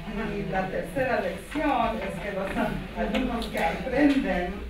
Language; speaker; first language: Spanish; non-native, fluent; Armenian